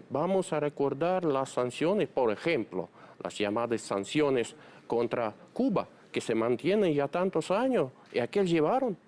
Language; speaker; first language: Spanish; non-native, fluent; Russian